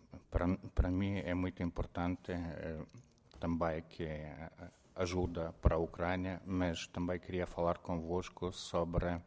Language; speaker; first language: Portuguese; non-native, fluent; Ukrainian